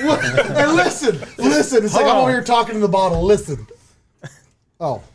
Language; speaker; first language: English; native; English